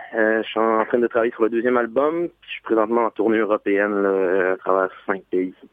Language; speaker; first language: French; native; French